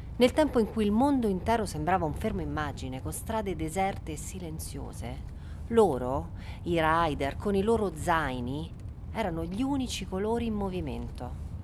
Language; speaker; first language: Italian; native; Italian